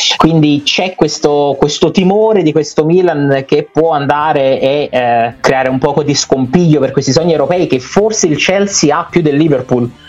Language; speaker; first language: Italian; native; Italian